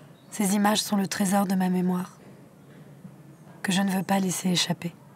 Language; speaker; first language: French; native; French